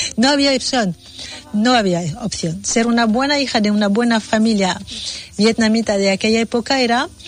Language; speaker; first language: Spanish; non-native, fluent; Vietnamese